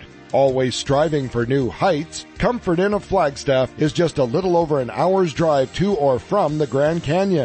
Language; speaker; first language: English; native; English